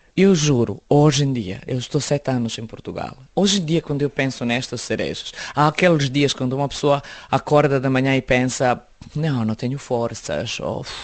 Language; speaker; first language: Portuguese; non-native, fluent; Serbian